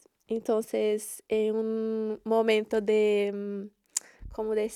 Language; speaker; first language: Spanish; non-native, learner; Portuguese